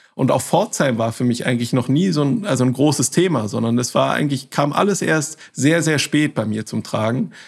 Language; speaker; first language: German; native; German